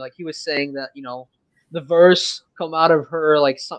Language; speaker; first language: English; non-native, fluent; French